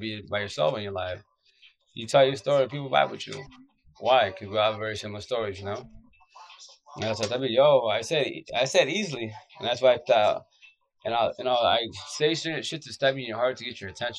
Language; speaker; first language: English; early bilingual, other home language; Spanish